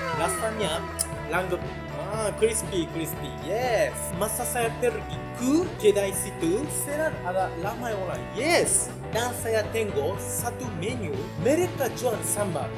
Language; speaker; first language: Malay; non-native, learner; Japanese